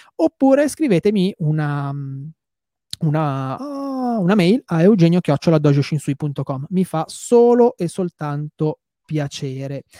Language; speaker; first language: Italian; native; Italian